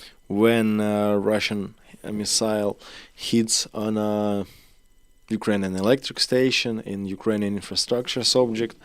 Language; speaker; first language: English; non-native, learner; Ukrainian